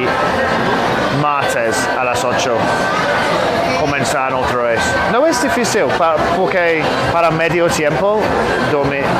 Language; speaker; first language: Spanish; non-native, learner; English